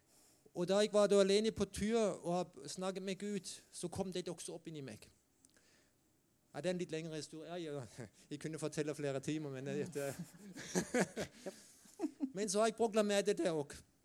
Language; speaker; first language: Norwegian; non-native, fluent; German